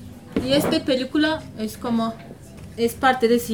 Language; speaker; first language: Spanish; non-native, learner; Kurdish